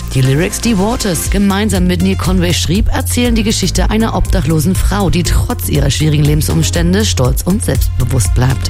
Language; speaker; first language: German; native; German